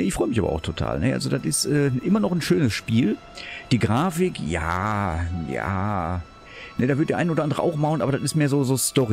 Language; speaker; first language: German; native; German